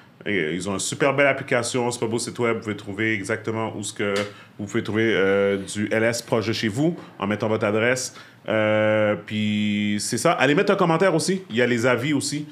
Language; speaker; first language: French; native; French